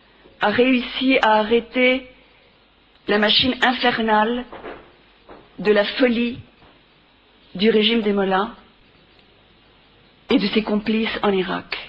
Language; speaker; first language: French; non-native, fluent; Spanish